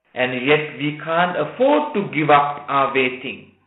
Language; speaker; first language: English; non-native, local second language; Sinhala